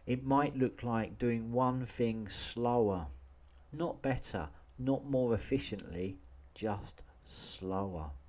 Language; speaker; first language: English; native; English